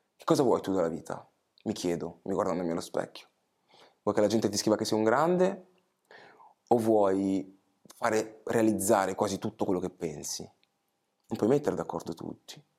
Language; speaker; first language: Italian; early bilingual, other home language; Portuguese